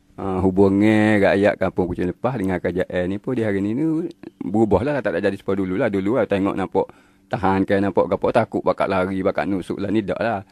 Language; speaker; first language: Malay; native; Malay